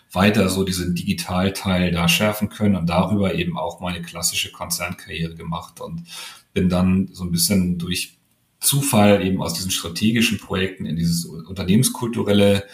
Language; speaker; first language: German; native; German